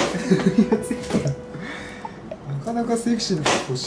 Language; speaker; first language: Japanese; native; Japanese